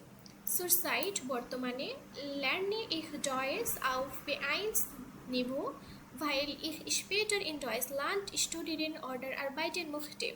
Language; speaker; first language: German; non-native, fluent; Bangla